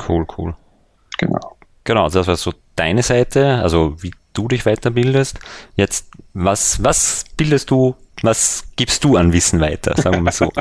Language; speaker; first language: German; native; German